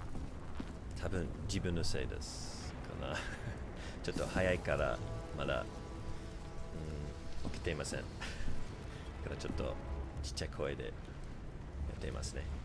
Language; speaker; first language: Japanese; non-native, learner; English